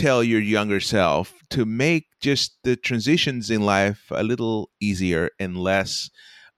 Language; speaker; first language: English; early bilingual, other home language; Spanish